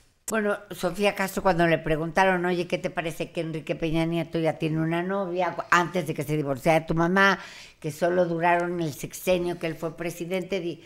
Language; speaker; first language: Spanish; native; Spanish